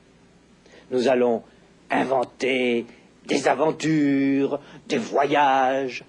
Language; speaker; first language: French; native; French